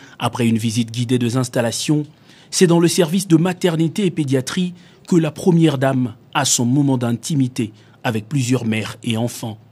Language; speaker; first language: French; non-native, local second language; Lingala